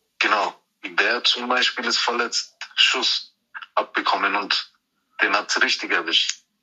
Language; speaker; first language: German; early bilingual, other home language; Turkish